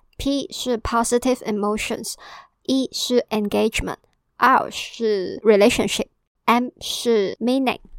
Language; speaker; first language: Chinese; non-native, local second language; Cantonese